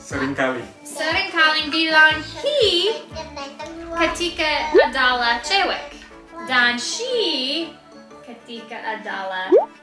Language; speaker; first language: Indonesian; non-native, learner; English